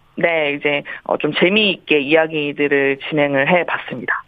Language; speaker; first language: Korean; native; Korean